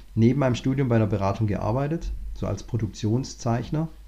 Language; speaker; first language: German; native; German